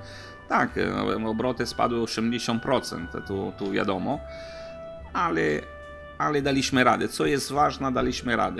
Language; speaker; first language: Polish; non-native, learner; Italian